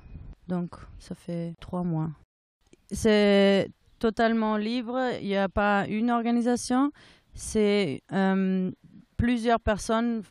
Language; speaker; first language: French; non-native, fluent; German